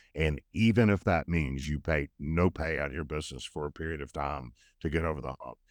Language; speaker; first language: English; native; English